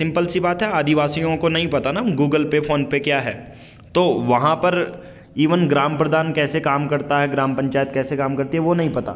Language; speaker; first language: Hindi; native; Hindi